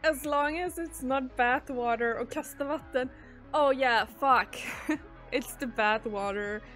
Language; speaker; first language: English; non-native, fluent; Swedish